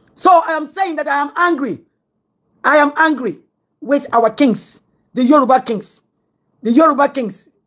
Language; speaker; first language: English; non-native, local second language; Yoruba